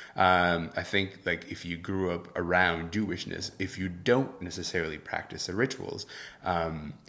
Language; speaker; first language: English; early bilingual, other home language; Arabic